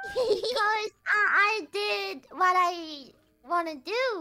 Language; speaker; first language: English; non-native, learner; Japanese